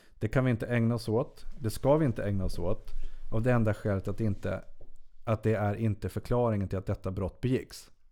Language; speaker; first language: Swedish; native; Swedish